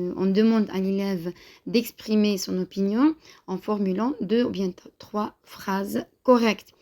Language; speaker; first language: French; non-native, local second language; Arabic